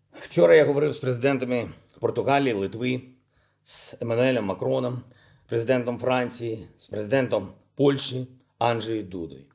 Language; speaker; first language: Ukrainian; non-native, local second language; Russian